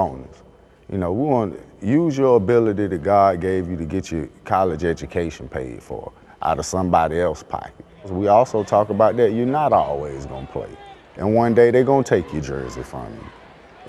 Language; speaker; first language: English; native; English